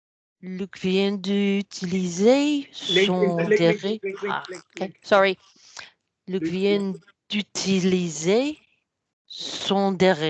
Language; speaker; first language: French; non-native, learner; English